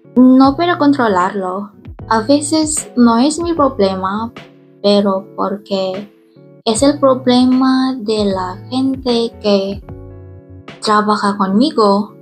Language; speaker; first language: Spanish; non-native, learner; Central Dusun